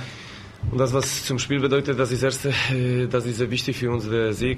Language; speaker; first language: German; non-native, learner; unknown